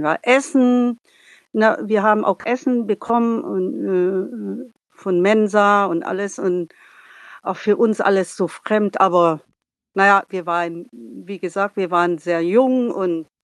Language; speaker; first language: German; non-native, learner; Vietnamese